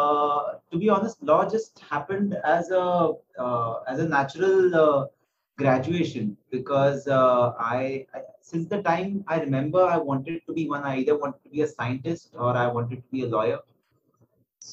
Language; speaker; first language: English; non-native, local second language; Marathi